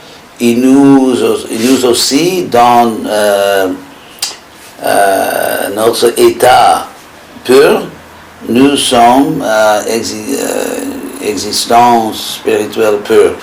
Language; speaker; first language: French; non-native, fluent; English